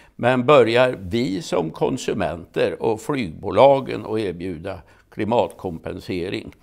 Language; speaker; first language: Swedish; native; Swedish